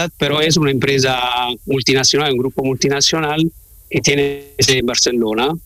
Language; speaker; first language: Spanish; non-native, learner; Italian